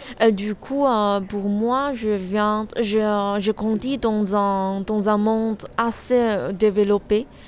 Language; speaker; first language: French; non-native, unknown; Chinese